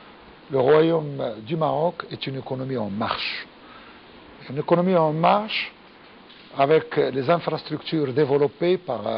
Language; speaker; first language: French; non-native, local second language; Arabic